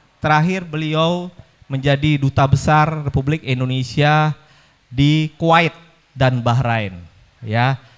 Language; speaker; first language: Indonesian; native; Indonesian